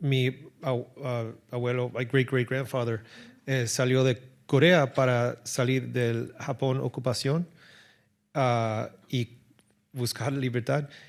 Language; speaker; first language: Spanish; early bilingual, heritage; English